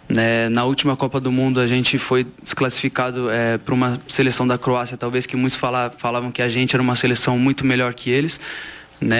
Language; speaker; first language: Portuguese; native; Portuguese